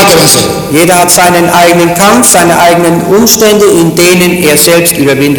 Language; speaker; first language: German; native; German